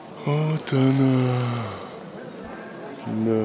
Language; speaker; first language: Russian; native; Russian